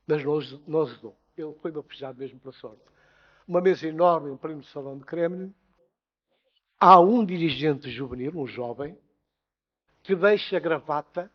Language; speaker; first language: Portuguese; non-native, local second language; Upper Guinea Crioulo